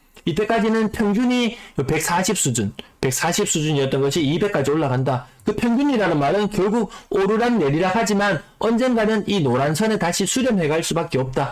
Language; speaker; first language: Korean; native; Korean